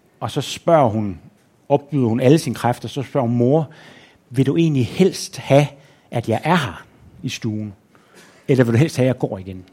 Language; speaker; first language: Danish; native; Danish